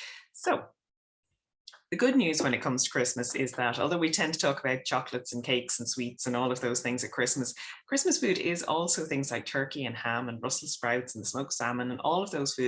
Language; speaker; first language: English; native; English